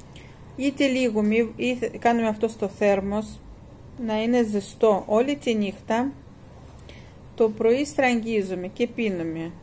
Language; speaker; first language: Greek; non-native, fluent; Russian